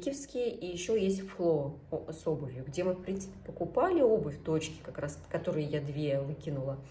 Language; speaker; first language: Russian; native; Russian